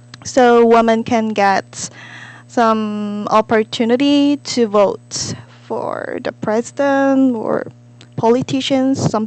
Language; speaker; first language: English; non-native, learner; Korean